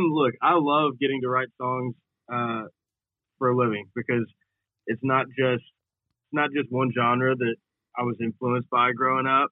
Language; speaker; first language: English; native; English